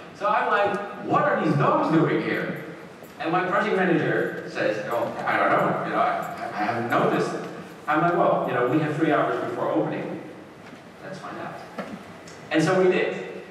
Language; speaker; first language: English; non-native, fluent; Dutch